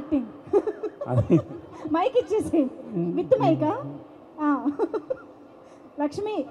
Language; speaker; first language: Telugu; native; Telugu